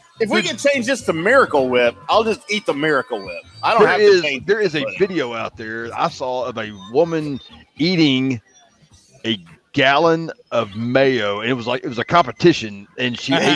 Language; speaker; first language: English; native; English